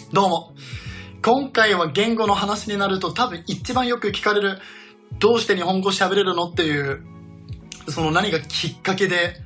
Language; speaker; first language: Japanese; non-native, fluent; Danish